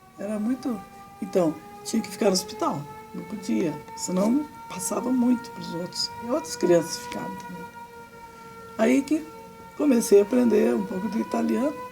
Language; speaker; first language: Portuguese; early bilingual, other home language; Serbian